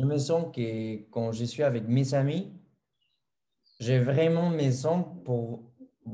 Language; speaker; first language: French; non-native, fluent; Spanish